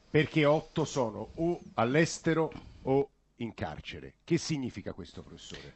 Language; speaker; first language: Italian; native; Italian